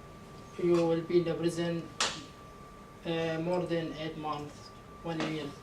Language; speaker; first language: English; non-native, learner; Arabic